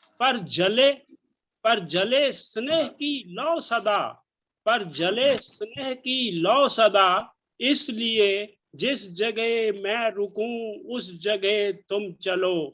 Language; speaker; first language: Hindi; native; Hindi